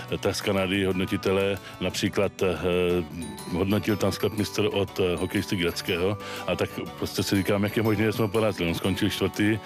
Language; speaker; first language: Czech; native; Czech